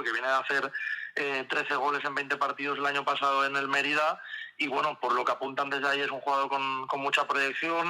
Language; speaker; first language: Spanish; native; Spanish